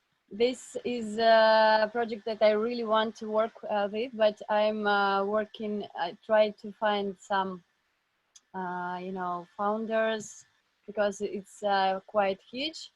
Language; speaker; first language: English; non-native, learner; Russian